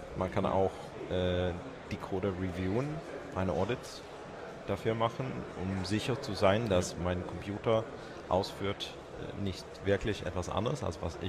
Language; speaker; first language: German; non-native, fluent; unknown